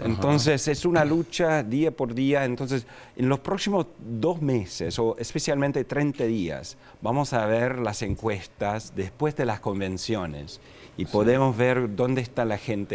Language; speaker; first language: Spanish; non-native, fluent; English